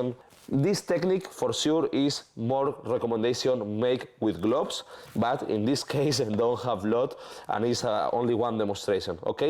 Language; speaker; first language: English; non-native, learner; Spanish